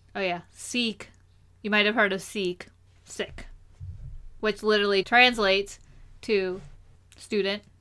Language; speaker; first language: English; early bilingual, other home language; Hindi